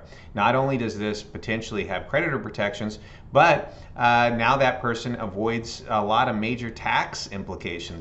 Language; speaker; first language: English; native; English